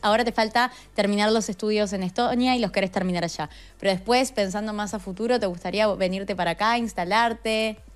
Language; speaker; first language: Spanish; native; Spanish